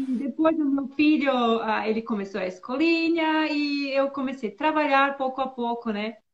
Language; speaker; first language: Portuguese; non-native, learner; Bosnian